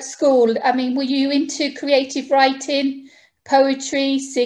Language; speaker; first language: English; native; English